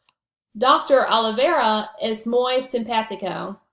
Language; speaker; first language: Spanish; non-native, learner; English